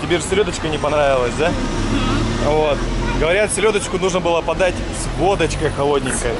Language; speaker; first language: Russian; native; Russian